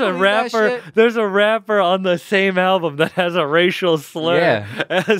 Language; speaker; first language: English; native; English